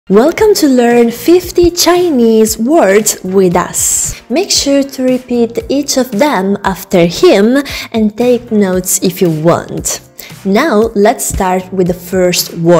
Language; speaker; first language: English; non-native, fluent; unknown